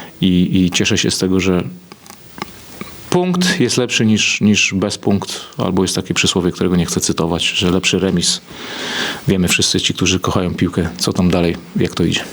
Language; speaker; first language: Polish; native; Polish